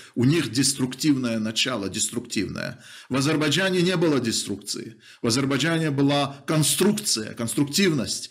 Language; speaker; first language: Russian; native; Russian